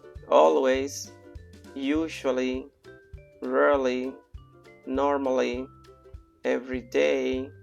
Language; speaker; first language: English; non-native, fluent; Spanish